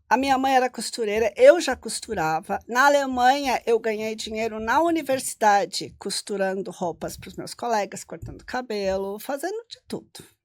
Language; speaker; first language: Portuguese; non-native, local second language; German